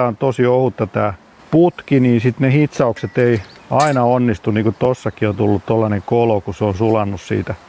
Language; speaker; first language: Finnish; native; Finnish